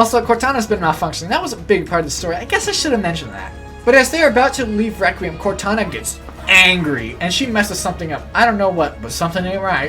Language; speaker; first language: English; native; English